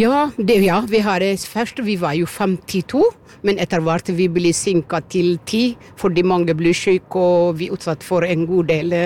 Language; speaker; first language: Norwegian; non-native, learner; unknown